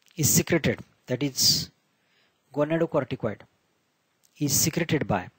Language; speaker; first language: English; non-native, local second language; Marathi